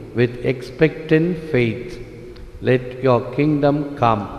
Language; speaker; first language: English; non-native, local second language; Tamil